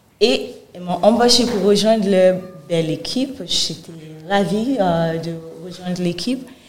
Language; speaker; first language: French; non-native, fluent; Yoruba